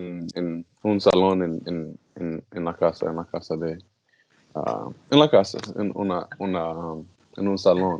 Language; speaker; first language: Spanish; non-native, learner; English